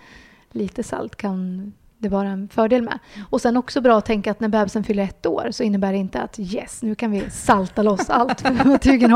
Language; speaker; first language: Swedish; native; Swedish